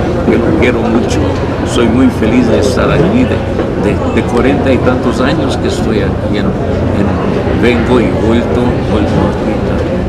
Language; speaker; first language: Spanish; non-native, fluent; Hungarian